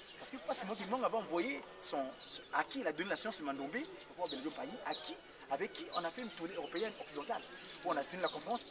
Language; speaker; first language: French; non-native, local second language; Kongo